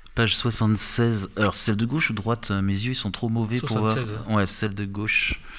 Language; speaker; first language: French; native; French